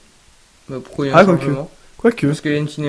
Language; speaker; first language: French; native; French